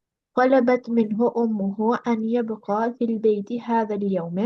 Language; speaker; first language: Arabic; non-native, learner; Albanian